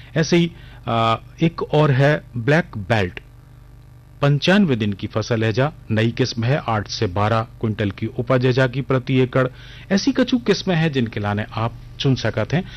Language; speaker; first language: Hindi; native; Hindi